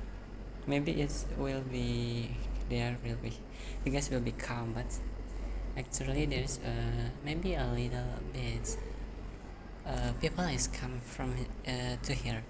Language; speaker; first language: English; non-native, learner; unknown